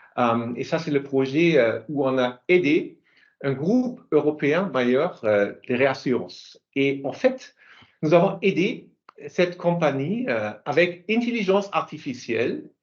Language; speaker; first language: French; non-native, fluent; German